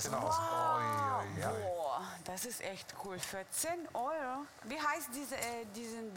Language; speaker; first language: German; non-native, fluent; Russian